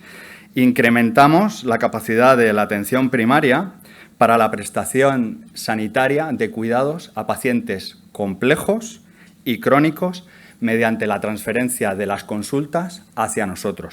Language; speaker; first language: Spanish; native; Spanish